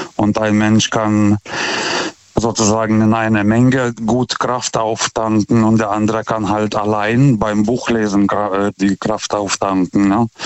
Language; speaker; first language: German; non-native, fluent; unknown